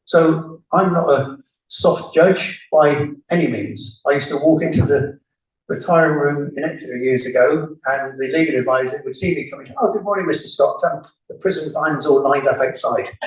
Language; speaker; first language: English; native; English